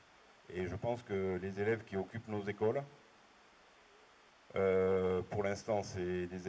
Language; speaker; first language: French; native; French